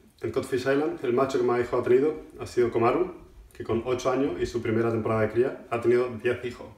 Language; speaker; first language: Spanish; native; Spanish